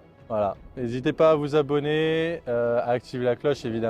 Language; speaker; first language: French; native; French